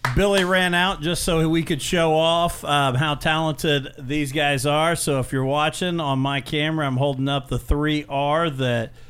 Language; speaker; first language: English; native; English